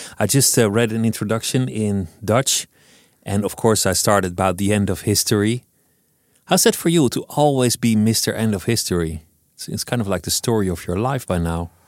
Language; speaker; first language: English; non-native, fluent; Dutch